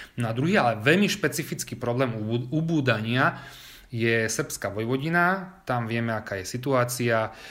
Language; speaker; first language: Slovak; early bilingual, heritage; Slovak